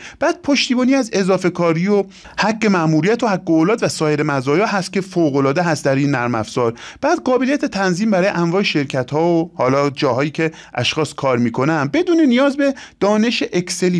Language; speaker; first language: Persian; native; Persian